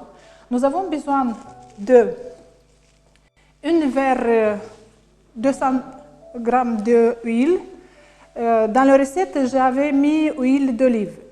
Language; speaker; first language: French; non-native, learner; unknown